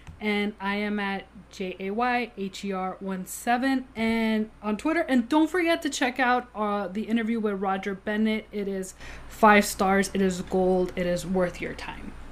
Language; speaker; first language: English; native; English